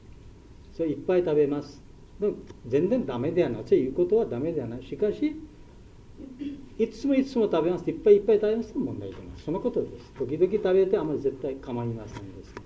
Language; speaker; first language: Japanese; non-native, learner; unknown